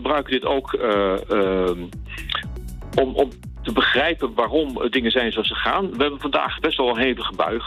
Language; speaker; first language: Dutch; native; Dutch